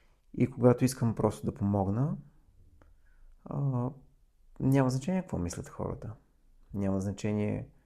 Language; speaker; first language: Bulgarian; native; Bulgarian